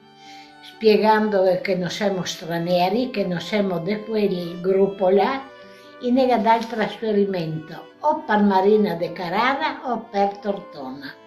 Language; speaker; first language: Italian; non-native, local second language; Venetian